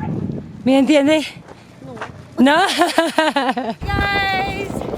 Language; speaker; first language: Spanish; non-native, learner; English